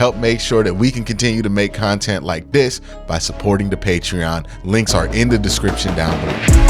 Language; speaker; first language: English; native; English